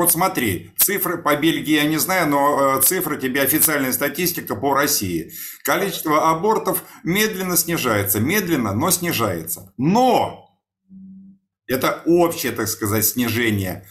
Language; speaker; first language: Russian; native; Russian